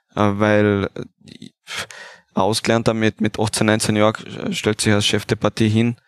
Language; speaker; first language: German; native; German